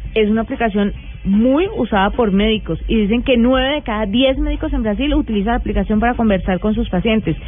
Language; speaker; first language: Spanish; native; Spanish